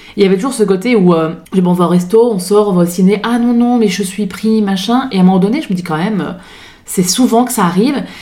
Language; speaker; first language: French; native; French